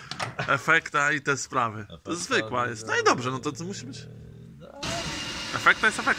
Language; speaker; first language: Polish; native; Polish